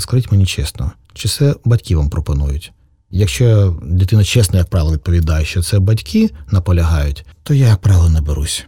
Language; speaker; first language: Ukrainian; native; Ukrainian